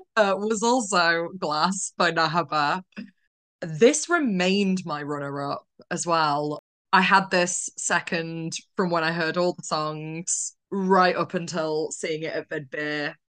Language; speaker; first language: English; early bilingual, other home language; Polish